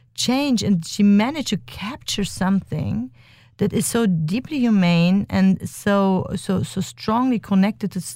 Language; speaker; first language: English; early bilingual, other home language; German